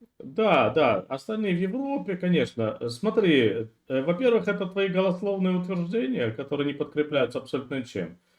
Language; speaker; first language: Russian; native; Russian